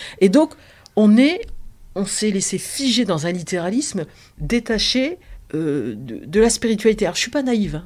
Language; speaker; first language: French; early bilingual, other home language; Arabic